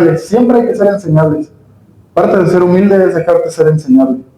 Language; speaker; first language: Spanish; native; Spanish